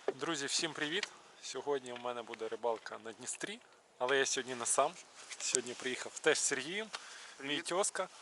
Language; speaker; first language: Ukrainian; native; Ukrainian